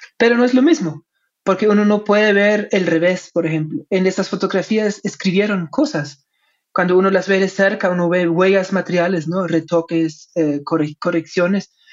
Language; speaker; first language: Spanish; non-native, fluent; German